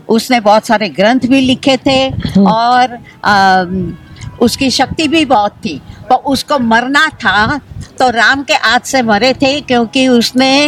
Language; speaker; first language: Hindi; non-native, local second language; Marathi